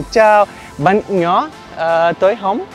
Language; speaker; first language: Vietnamese; non-native, learner; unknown